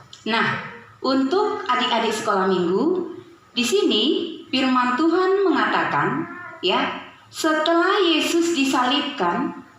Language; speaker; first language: Indonesian; native; Indonesian